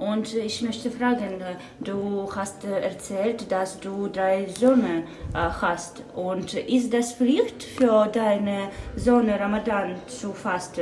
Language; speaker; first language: German; non-native, learner; Ukrainian